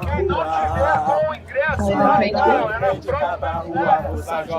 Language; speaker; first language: Portuguese; native; Portuguese